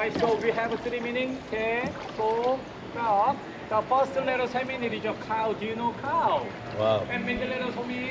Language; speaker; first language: English; non-native, learner; Korean